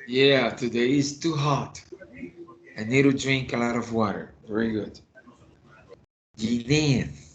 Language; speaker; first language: English; non-native, fluent; Spanish